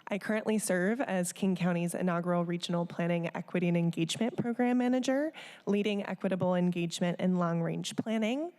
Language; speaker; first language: English; native; English